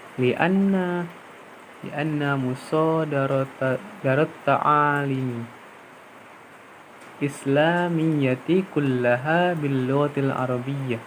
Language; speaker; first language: Arabic; non-native, learner; Indonesian